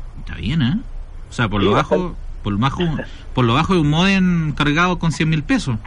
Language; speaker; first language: Spanish; native; Spanish